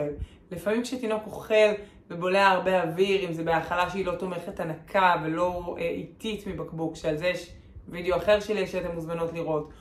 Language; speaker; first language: Hebrew; native; Hebrew